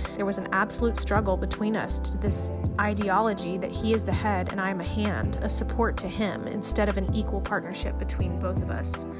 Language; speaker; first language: English; native; English